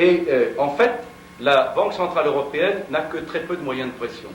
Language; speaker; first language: French; native; French